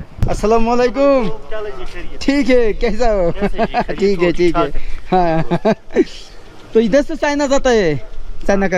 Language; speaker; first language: Hindi; non-native, learner; Bangla